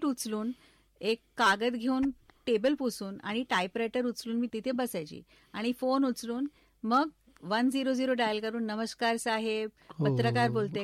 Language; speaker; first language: Marathi; non-native, local second language; Bangla